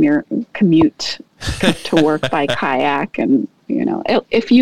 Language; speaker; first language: English; native; English